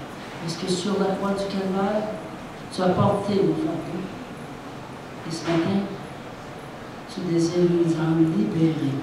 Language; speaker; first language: French; native; French